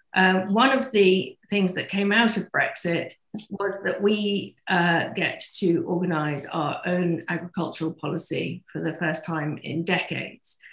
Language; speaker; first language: English; native; English